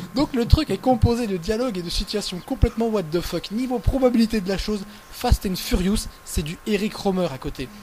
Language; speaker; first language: French; native; French